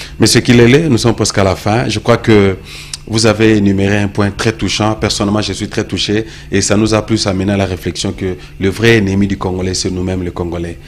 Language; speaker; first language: French; non-native, local second language; Lingala